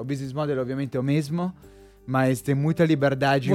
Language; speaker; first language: Portuguese; non-native, fluent; Italian